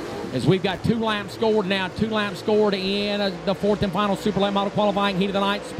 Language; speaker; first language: English; native; English